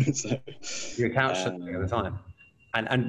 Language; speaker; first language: English; native; English